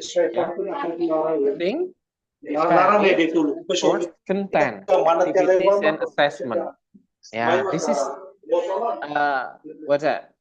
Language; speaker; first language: English; non-native, fluent; Indonesian